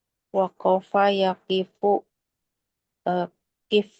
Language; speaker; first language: Arabic; non-native, learner; Indonesian